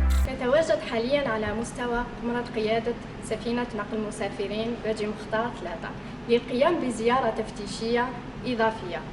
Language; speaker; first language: Arabic; native; Arabic